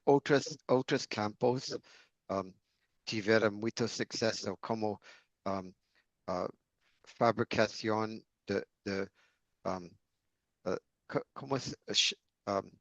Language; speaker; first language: Portuguese; non-native, learner; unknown